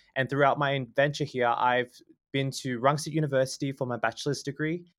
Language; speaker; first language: English; native; English